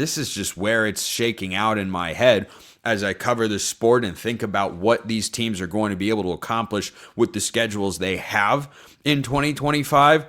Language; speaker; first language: English; native; English